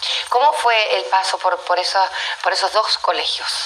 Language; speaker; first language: Spanish; native; Spanish